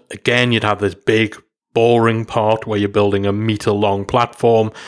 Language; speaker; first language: English; native; English